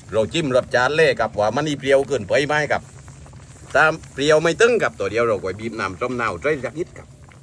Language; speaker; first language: Thai; native; Thai